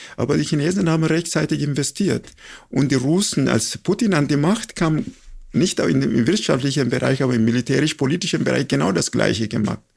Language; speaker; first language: German; non-native, fluent; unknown